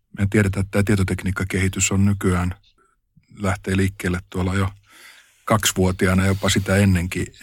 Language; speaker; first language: Finnish; native; Finnish